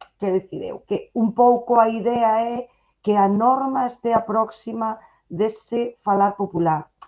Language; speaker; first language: Galician; native; Galician